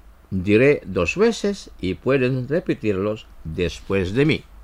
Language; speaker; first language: Spanish; non-native, fluent; Indonesian